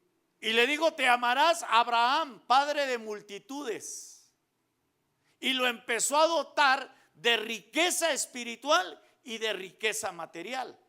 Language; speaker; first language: Spanish; native; Spanish